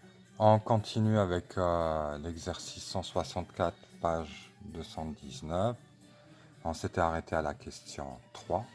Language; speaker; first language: French; native; French